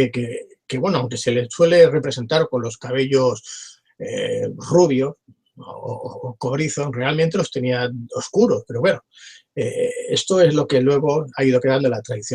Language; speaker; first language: Spanish; native; Spanish